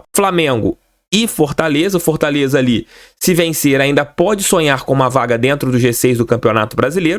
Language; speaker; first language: Portuguese; native; Portuguese